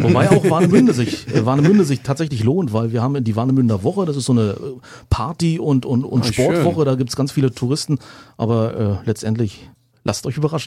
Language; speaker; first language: German; native; German